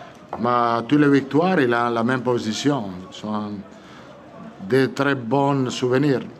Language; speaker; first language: French; non-native, fluent; Italian